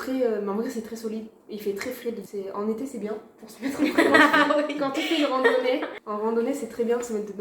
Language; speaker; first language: French; native; French